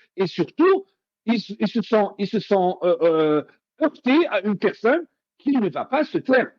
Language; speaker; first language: French; non-native, local second language; Arabic